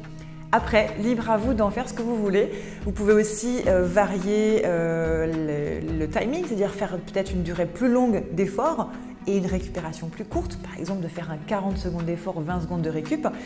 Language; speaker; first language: French; native; French